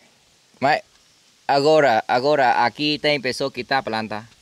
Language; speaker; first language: Portuguese; non-native, learner; Vietnamese